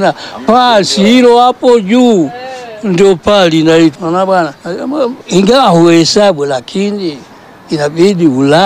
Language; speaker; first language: Swahili; non-native, local second language; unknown